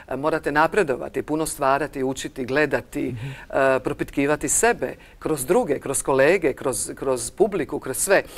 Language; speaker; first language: Croatian; native; Croatian